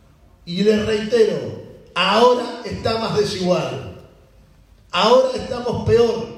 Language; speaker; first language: Spanish; native; Spanish